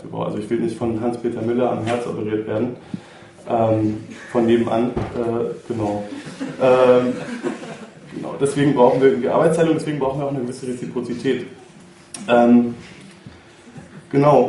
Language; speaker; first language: German; native; German